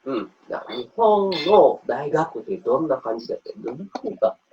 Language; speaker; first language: Japanese; non-native, learner; Indonesian